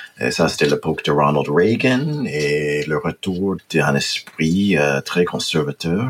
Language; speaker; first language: French; non-native, fluent; English